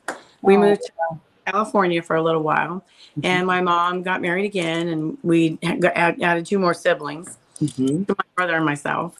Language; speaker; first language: English; native; English